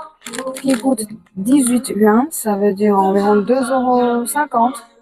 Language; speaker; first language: French; non-native, fluent; Chinese